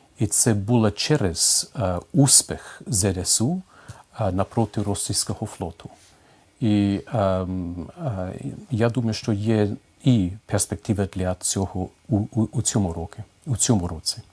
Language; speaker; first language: Ukrainian; non-native, fluent; English